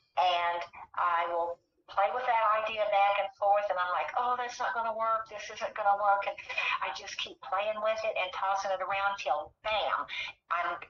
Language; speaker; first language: English; native; English